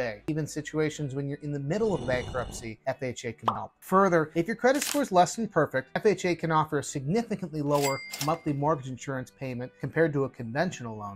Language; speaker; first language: English; native; English